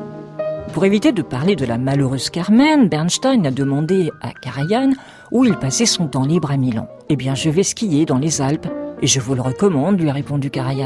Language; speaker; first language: French; native; French